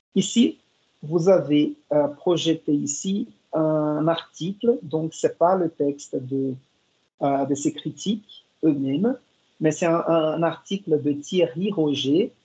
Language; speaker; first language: French; non-native, fluent; Portuguese